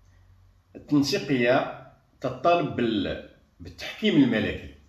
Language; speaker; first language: Arabic; native; Arabic